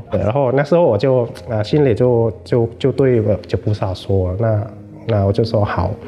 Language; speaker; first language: Chinese; non-native, fluent; Lao